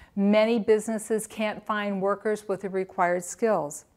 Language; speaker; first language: English; native; English